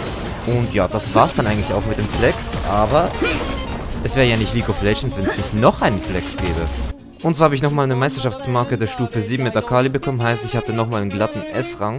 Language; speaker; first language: German; native; German